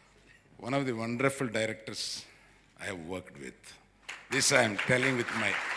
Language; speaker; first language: Telugu; native; Telugu